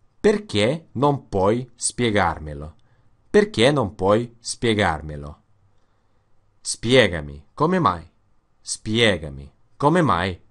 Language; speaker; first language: Italian; non-native, learner; Russian